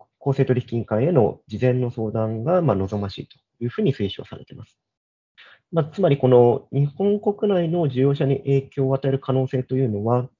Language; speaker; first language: Japanese; native; Japanese